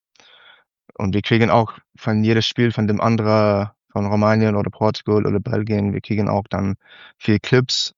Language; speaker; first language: German; non-native, learner; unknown